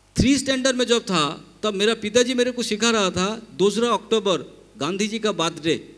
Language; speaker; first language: Hindi; non-native, local second language; Bangla